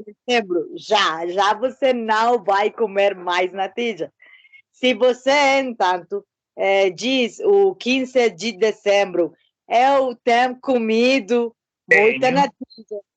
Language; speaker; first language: Portuguese; non-native, learner; Spanish